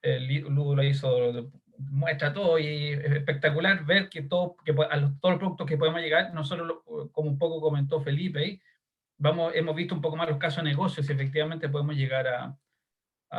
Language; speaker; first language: Spanish; native; Spanish